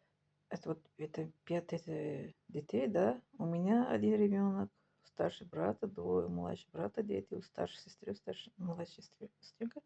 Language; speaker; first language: Russian; non-native, local second language; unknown